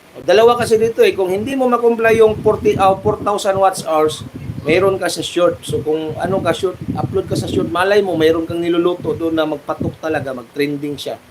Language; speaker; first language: Filipino; native; Filipino